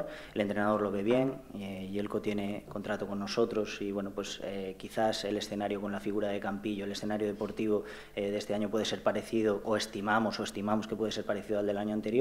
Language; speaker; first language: Spanish; native; Spanish